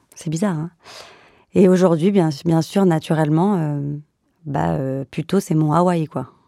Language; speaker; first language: French; native; French